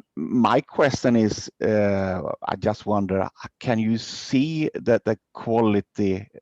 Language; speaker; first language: English; non-native, fluent; Swedish